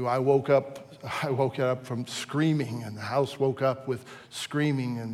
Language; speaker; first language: English; native; English